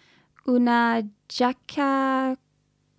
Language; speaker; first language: Italian; non-native, learner; English